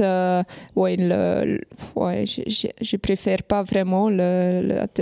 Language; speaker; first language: French; non-native, local second language; Dutch